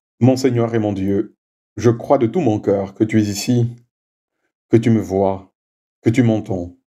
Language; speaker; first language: French; non-native, local second language; Swahili